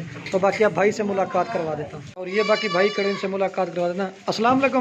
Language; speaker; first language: Hindi; non-native, local second language; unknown